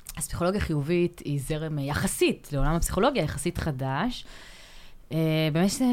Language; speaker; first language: Hebrew; native; Hebrew